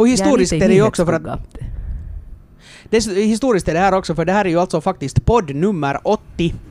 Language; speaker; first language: Swedish; native; Swedish